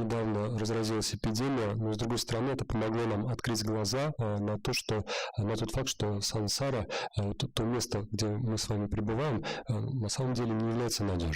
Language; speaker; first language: Russian; native; Russian